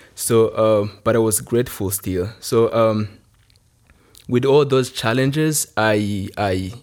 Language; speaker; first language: English; non-native, local second language; Kinyarwanda